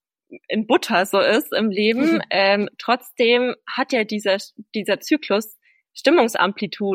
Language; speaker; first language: German; native; German